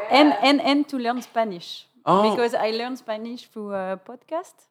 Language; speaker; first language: English; non-native, fluent; French